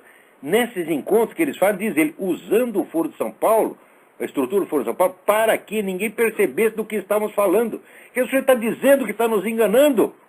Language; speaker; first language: Portuguese; native; Portuguese